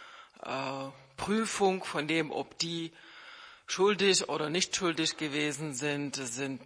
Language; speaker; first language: German; non-native, fluent; Czech